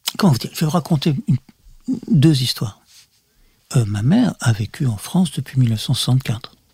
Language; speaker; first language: French; early bilingual, other home language; Russian